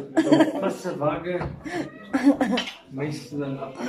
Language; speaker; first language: German; native; German